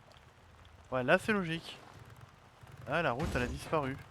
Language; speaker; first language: French; native; French